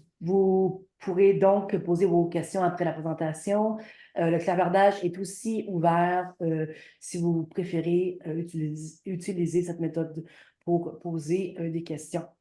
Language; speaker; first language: French; native; French